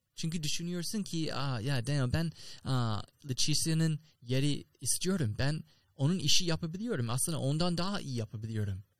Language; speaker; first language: Turkish; non-native, learner; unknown